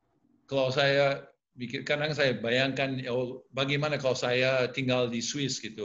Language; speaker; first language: Indonesian; non-native, fluent; English